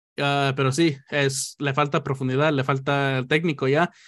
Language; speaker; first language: Spanish; native; Spanish